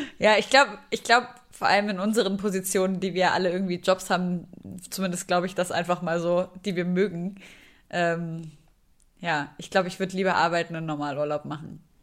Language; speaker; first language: German; early bilingual, other home language; Arabic